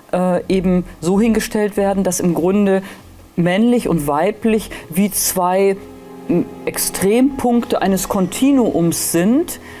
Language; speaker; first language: German; native; German